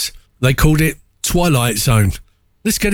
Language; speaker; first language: English; native; English